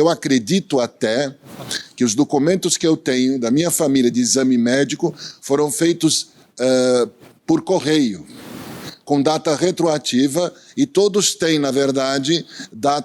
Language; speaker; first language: Portuguese; early bilingual, other home language; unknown